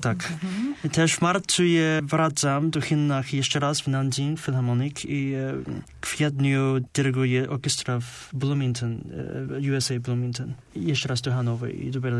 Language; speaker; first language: Polish; non-native, learner; Chinese